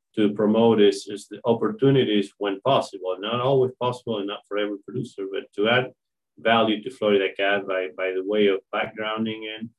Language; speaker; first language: English; non-native, fluent; Spanish